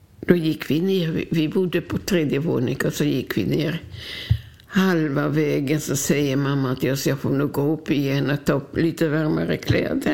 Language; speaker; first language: Swedish; non-native, fluent; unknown